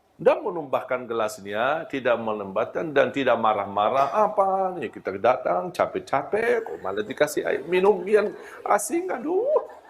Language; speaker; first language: Malay; non-native, fluent; Arabic